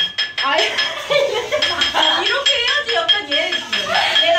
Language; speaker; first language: Korean; native; Korean